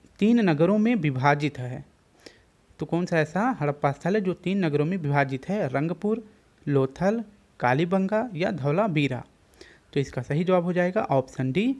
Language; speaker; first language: Hindi; native; Hindi